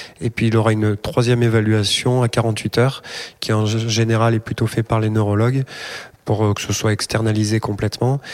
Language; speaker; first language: French; native; French